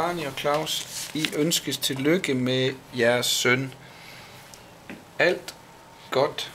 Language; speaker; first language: Danish; non-native, learner; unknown